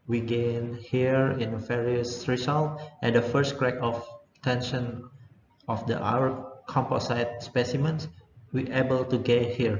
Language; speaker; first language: English; non-native, learner; Indonesian